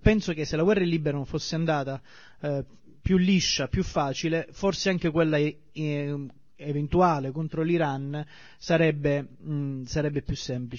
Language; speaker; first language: Italian; native; Italian